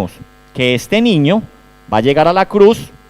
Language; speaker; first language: Spanish; native; Spanish